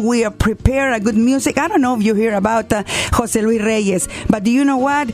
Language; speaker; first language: English; non-native, learner; Spanish